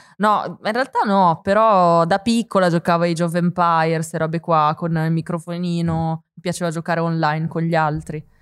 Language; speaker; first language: Italian; native; Italian